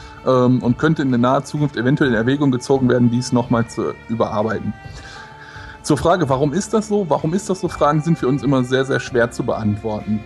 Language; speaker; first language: German; native; German